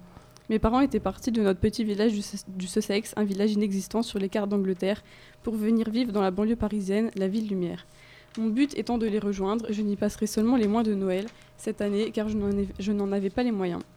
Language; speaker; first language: French; native; French